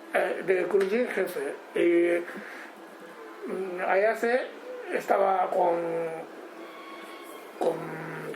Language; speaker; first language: Spanish; non-native, learner; Japanese